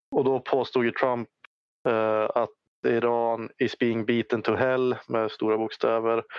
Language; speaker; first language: Swedish; native; Swedish